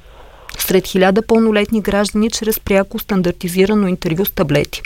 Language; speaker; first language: Bulgarian; native; Bulgarian